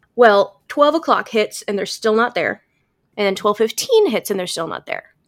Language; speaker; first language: English; native; English